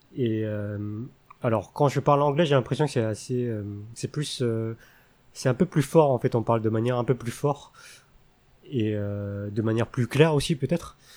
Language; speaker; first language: French; early bilingual, other home language; Min Nan Chinese